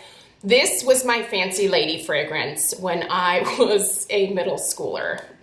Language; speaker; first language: English; native; English